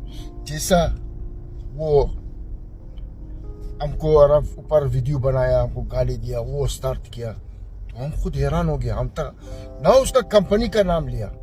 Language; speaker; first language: Hindi; non-native, fluent; Arabic